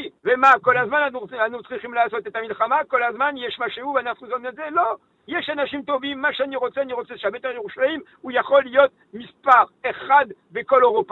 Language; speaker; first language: Hebrew; non-native, learner; French